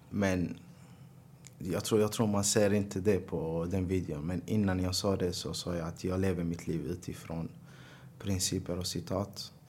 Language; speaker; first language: Swedish; early bilingual, other home language; Arabic